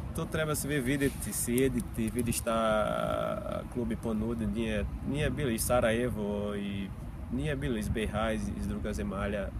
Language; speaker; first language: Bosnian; non-native, fluent; Portuguese